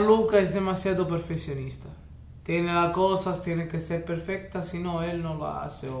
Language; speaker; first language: Spanish; non-native, fluent; Italian